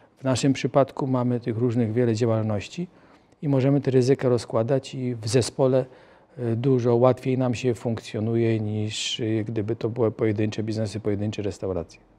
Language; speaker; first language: Polish; native; Polish